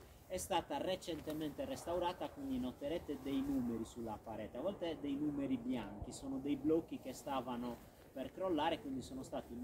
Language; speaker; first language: Italian; native; Italian